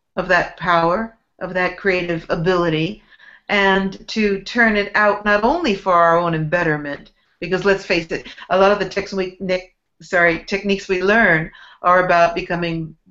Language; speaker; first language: English; native; English